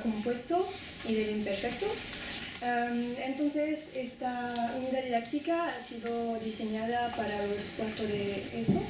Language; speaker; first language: Spanish; non-native, fluent; French